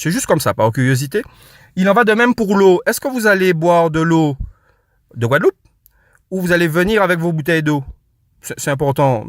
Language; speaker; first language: French; non-native, local second language; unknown